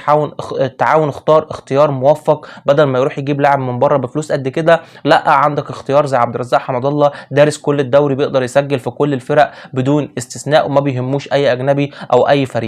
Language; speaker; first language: Arabic; native; Arabic